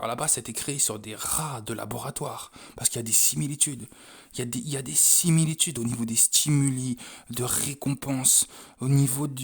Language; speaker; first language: French; native; French